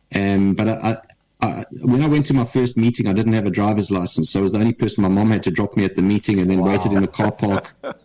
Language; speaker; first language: English; native; English